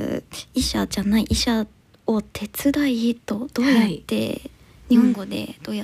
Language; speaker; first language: Japanese; non-native, learner; English